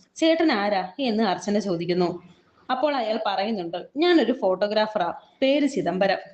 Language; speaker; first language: Malayalam; native; Malayalam